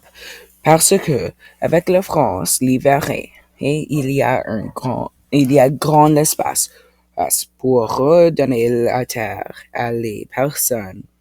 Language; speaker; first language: French; non-native, local second language; English